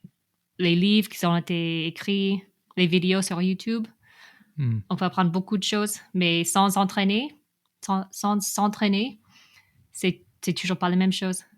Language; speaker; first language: French; non-native, fluent; English